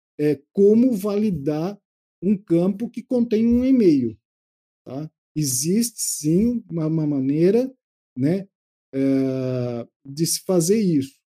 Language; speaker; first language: Portuguese; native; Portuguese